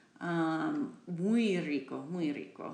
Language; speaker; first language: Spanish; non-native, learner; English